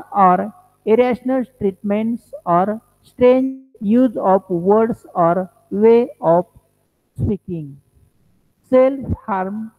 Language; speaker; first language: Hindi; non-native, local second language; Marathi